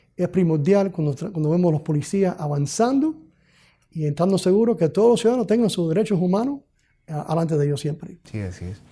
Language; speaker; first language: Spanish; early bilingual, heritage; Spanish